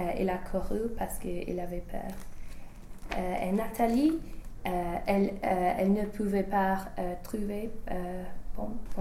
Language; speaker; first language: French; non-native, learner; English